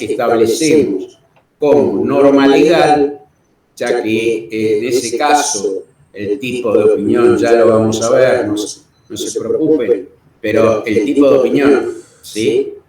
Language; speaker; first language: Spanish; native; Spanish